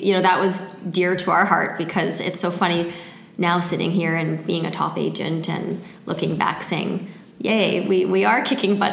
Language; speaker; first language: English; native; English